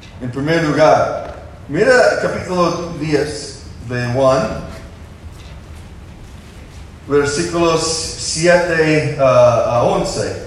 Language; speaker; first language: Spanish; non-native, fluent; English